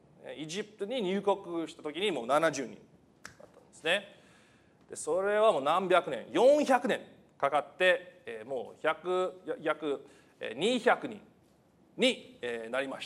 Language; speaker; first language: Japanese; non-native, fluent; English